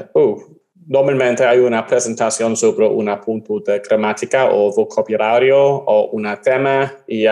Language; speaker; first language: Spanish; non-native, learner; English